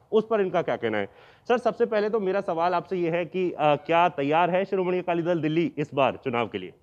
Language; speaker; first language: Hindi; native; Hindi